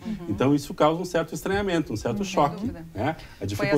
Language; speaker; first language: Portuguese; native; Portuguese